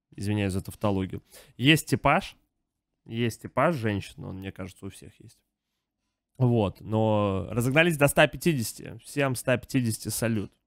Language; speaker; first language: Russian; native; Russian